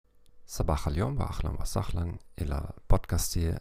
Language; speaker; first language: Arabic; non-native, learner; German